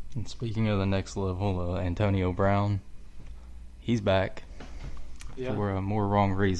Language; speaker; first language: English; native; English